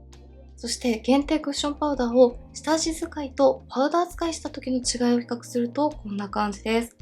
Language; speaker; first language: Japanese; native; Japanese